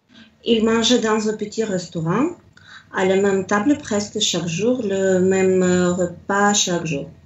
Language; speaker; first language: French; non-native, learner; Russian